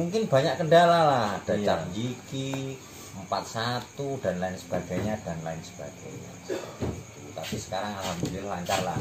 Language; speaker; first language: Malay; non-native, local second language; Javanese